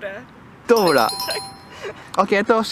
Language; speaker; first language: Polish; non-native, learner; Japanese